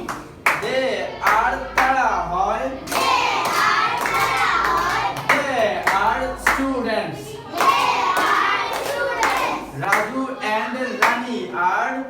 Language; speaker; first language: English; non-native, fluent; Bangla